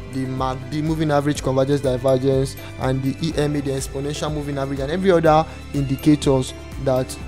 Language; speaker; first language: English; non-native, local second language; Yoruba